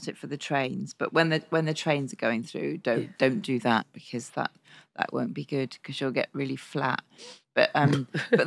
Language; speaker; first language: English; native; English